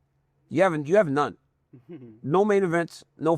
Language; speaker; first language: English; native; English